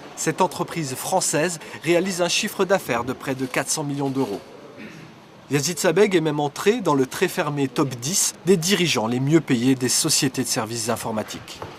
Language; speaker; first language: French; native; French